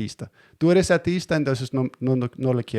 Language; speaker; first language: Spanish; non-native, learner; Danish